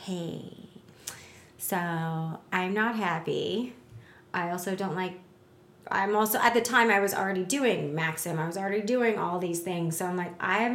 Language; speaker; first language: English; native; English